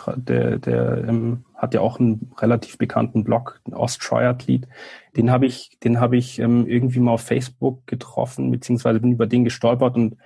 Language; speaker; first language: German; native; German